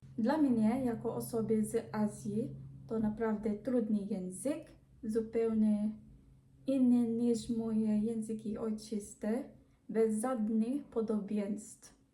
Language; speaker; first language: Polish; non-native, learner; Filipino